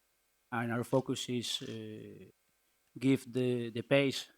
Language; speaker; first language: English; non-native, learner; Spanish